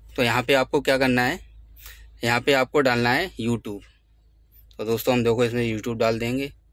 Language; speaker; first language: Hindi; native; Hindi